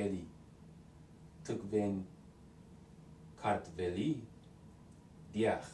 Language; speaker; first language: Georgian; non-native, learner; English